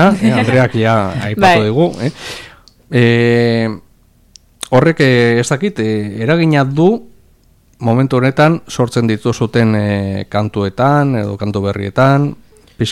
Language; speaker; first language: Basque; native; Basque